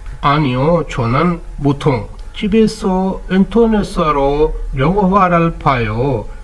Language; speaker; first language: Korean; non-native, fluent; Urdu